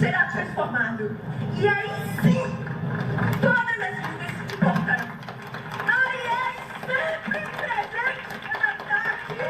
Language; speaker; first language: Portuguese; native; Portuguese